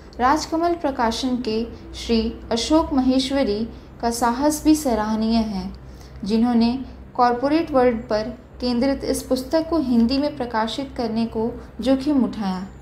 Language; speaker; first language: Hindi; native; Hindi